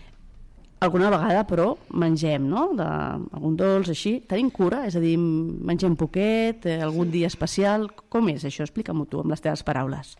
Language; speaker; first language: Catalan; native; Catalan